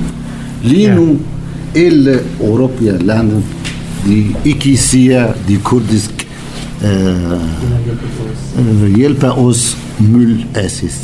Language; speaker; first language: Danish; non-native, learner; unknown